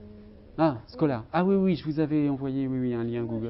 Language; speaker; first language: French; native; French